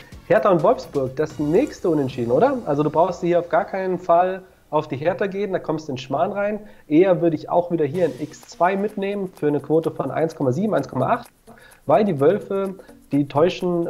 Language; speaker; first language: German; native; German